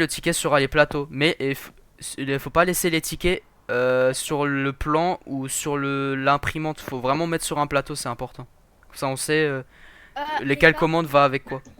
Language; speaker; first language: French; native; French